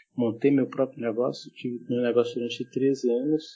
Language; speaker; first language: Portuguese; early bilingual, heritage; German